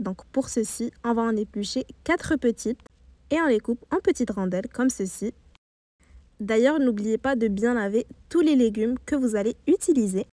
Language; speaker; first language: French; native; French